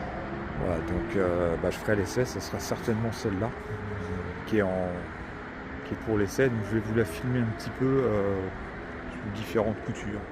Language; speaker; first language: French; native; French